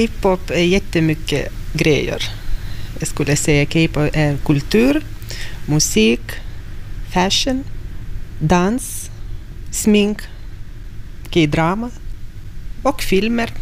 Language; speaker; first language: Swedish; non-native, fluent; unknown